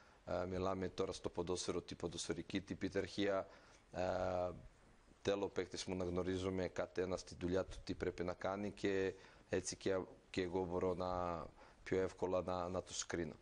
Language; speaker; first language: Greek; non-native, fluent; Serbian